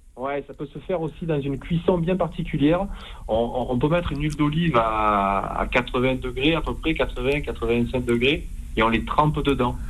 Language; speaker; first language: French; native; French